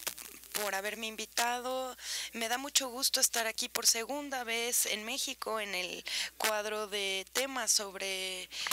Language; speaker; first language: Spanish; non-native, fluent; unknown